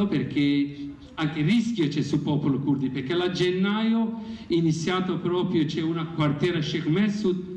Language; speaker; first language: Italian; non-native, learner; Kurdish